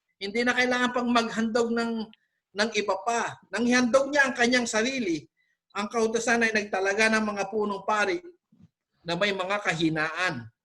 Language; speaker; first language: Filipino; non-native, local second language; Pampanga